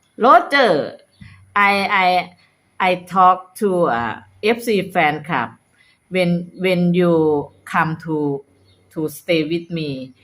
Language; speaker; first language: English; non-native, learner; Thai